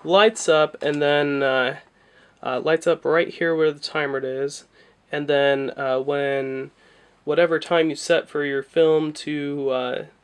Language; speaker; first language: English; native; English